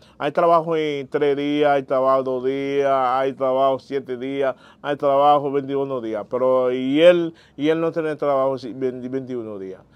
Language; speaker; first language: Spanish; non-native, learner; Haitian Creole